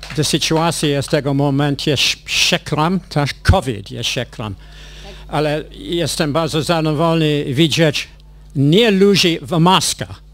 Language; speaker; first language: Polish; non-native, learner; English